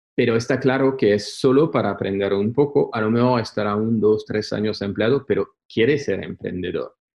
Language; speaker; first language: Spanish; non-native, fluent; French